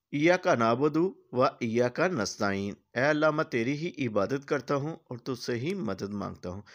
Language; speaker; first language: Urdu; non-native, local second language; Punjabi